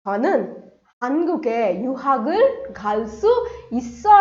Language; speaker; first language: Korean; non-native, fluent; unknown